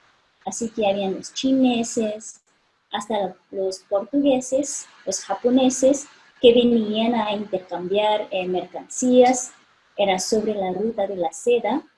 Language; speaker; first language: Spanish; non-native, fluent; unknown